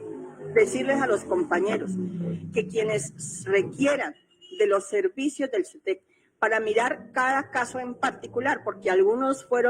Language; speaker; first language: Spanish; native; Spanish